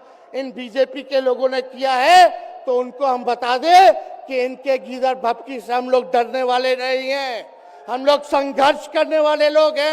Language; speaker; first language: Hindi; native; Hindi